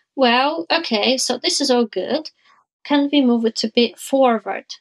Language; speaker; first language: English; non-native, fluent; Ukrainian